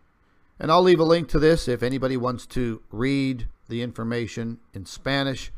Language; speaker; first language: English; native; English